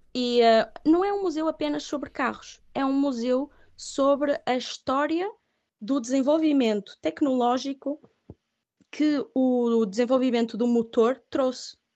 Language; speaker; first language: Portuguese; early bilingual, other home language; Catalan